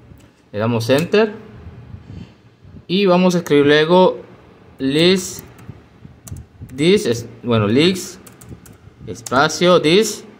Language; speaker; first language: Spanish; native; Spanish